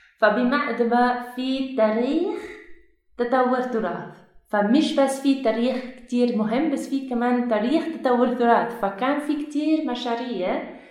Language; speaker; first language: Arabic; non-native, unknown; Dutch